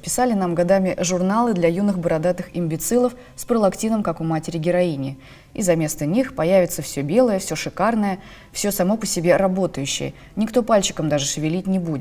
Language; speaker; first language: Russian; native; Russian